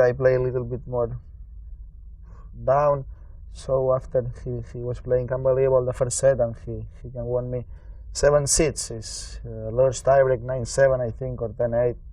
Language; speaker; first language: English; non-native, learner; Spanish